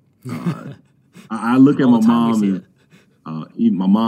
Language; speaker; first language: English; native; English